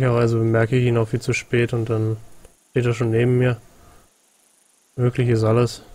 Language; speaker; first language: German; native; German